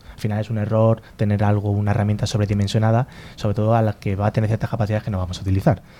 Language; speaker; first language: Spanish; native; Spanish